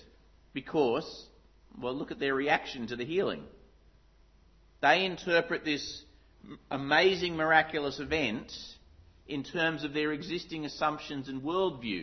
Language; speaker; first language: English; native; English